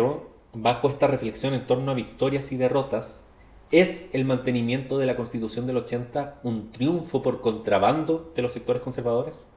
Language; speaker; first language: Spanish; native; Spanish